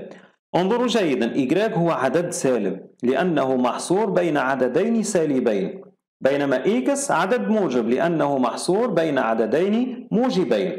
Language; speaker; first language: Arabic; native; Arabic